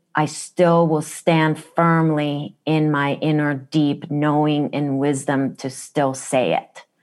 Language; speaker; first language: English; non-native, fluent; Japanese